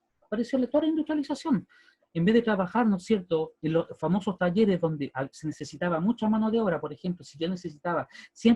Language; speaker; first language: Spanish; native; Spanish